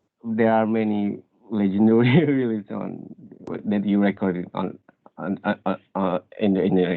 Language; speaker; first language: English; non-native, learner; Indonesian